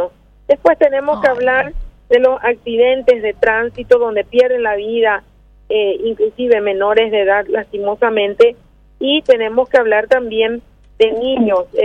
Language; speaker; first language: Spanish; native; Spanish